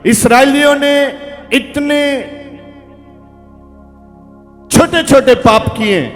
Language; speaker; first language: Hindi; non-native, local second language; Punjabi